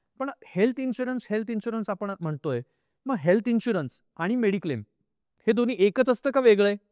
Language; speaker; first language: Marathi; native; Marathi